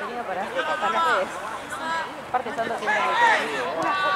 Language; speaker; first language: Spanish; native; Spanish